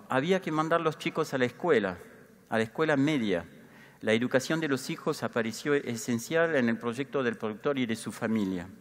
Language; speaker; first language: Spanish; non-native, fluent; French